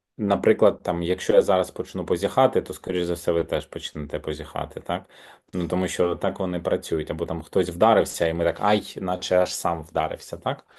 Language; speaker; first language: Ukrainian; native; Ukrainian